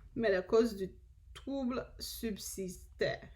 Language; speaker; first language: French; non-native, learner; English